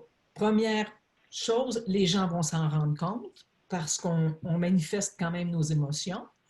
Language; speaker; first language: French; native; French